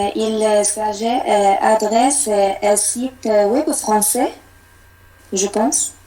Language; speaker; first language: French; non-native, learner; Arabic